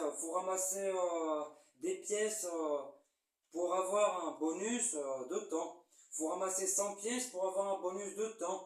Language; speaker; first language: French; native; French